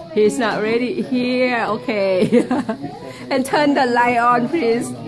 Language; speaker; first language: English; non-native, learner; Thai